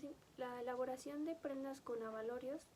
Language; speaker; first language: Spanish; native; Spanish